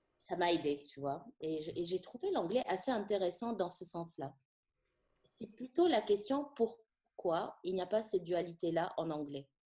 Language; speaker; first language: French; non-native, local second language; Arabic